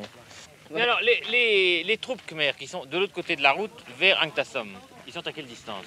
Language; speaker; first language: French; native; French